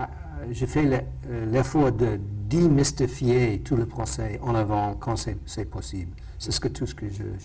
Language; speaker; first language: French; non-native, fluent; English